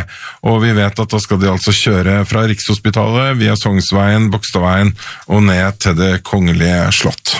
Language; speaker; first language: Norwegian; native; Norwegian